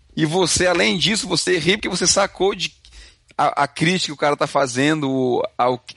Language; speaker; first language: Portuguese; native; Portuguese